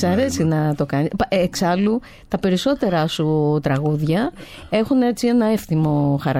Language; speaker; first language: Greek; native; Greek